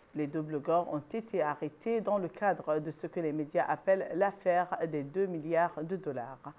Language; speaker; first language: French; non-native, local second language; Arabic